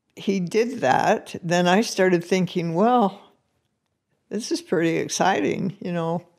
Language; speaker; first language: English; native; English